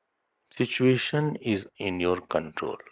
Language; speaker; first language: English; non-native, local second language; Hindi